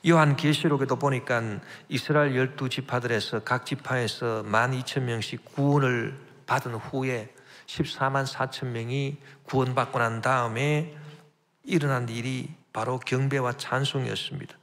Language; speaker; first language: Korean; native; Korean